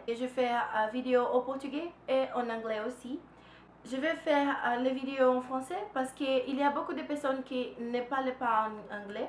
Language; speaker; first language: French; non-native, learner; Portuguese